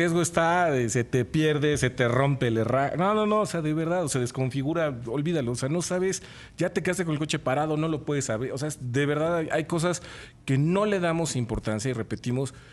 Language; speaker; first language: Spanish; native; Spanish